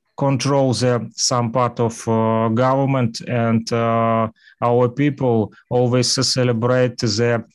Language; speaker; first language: English; non-native, learner; Russian